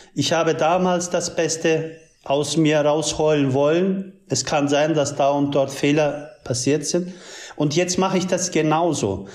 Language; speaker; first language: German; early bilingual, other home language; Turkish